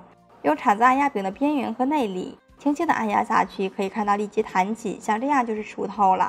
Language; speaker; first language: Chinese; native; Chinese